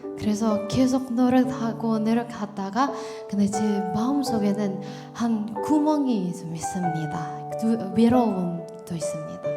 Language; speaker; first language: Korean; non-native, learner; Indonesian